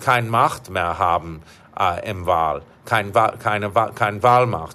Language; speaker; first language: German; non-native, fluent; English